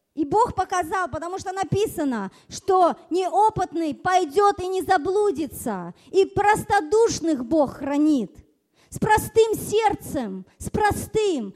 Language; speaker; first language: Russian; early bilingual, other home language; German